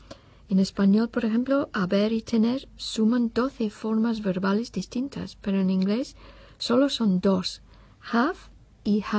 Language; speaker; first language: Spanish; non-native, fluent; English